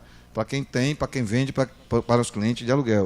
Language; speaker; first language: Portuguese; native; Portuguese